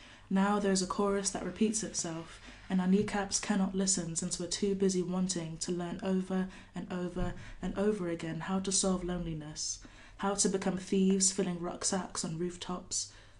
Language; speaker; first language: English; native; English